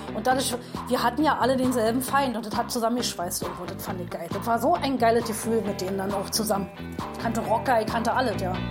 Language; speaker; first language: German; native; German